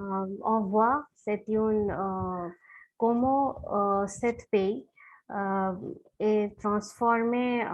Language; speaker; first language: French; non-native, fluent; Bangla